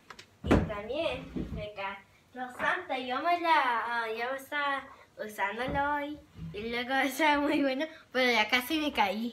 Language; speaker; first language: Spanish; early bilingual, heritage; Spanish